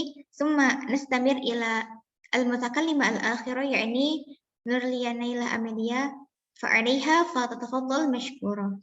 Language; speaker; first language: Arabic; non-native, learner; Indonesian